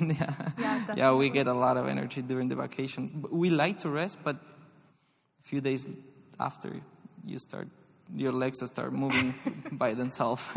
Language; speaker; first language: English; non-native, fluent; Spanish